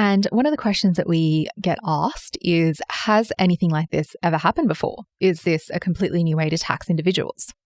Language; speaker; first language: English; native; English